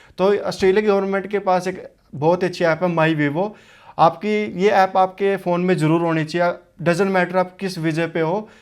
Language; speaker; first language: Hindi; native; Hindi